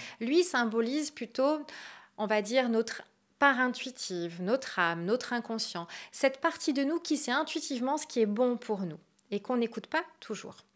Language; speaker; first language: French; native; French